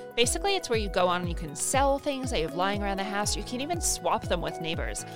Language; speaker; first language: English; native; English